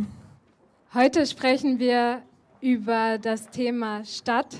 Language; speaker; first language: German; native; German